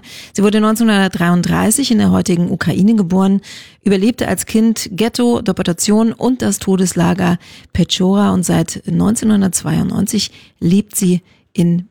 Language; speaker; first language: German; native; German